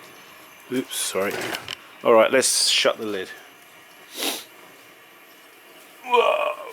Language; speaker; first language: English; native; English